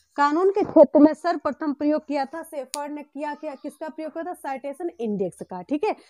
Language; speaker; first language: Hindi; native; Hindi